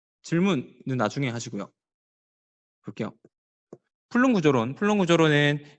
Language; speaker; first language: Korean; native; Korean